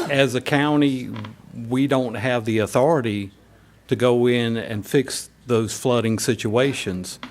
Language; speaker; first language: English; native; English